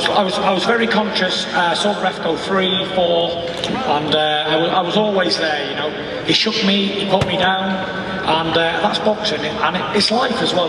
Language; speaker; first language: English; native; English